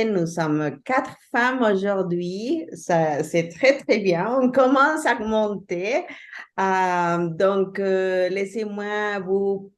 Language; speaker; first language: French; non-native, fluent; Spanish